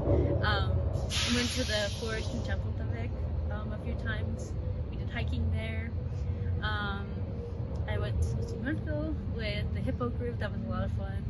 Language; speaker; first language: English; native; English